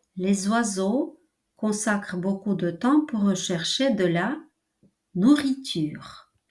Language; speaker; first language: French; non-native, fluent; Ukrainian